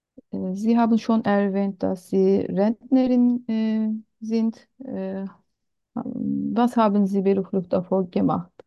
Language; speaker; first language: German; non-native, learner; Turkish